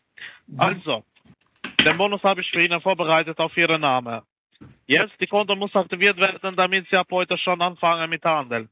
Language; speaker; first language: German; non-native, learner; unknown